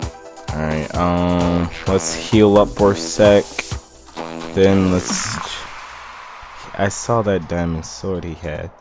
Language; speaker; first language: English; native; English